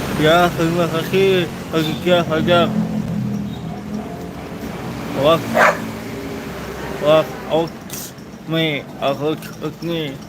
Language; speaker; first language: Indonesian; non-native, local second language; Balinese